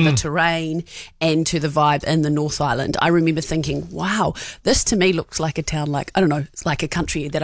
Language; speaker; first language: English; native; English